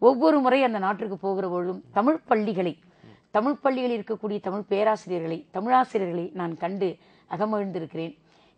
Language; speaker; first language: Tamil; native; Tamil